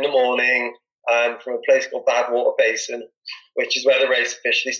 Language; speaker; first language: English; native; English